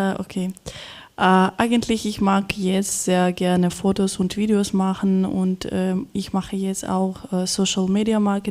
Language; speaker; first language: German; non-native, learner; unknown